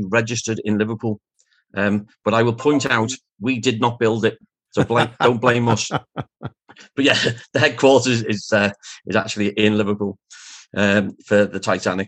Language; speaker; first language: English; native; English